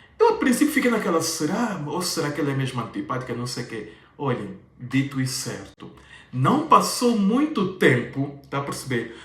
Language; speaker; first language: Portuguese; native; Portuguese